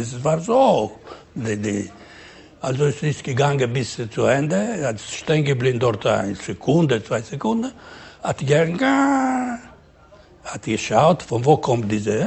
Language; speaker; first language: German; non-native, learner; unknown